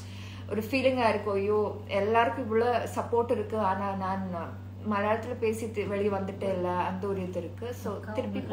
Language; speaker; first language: Tamil; non-native, learner; Malayalam